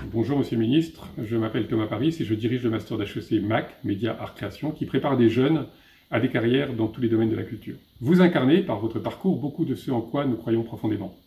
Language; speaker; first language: French; native; French